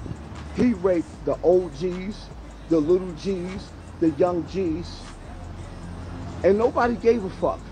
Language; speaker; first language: English; native; English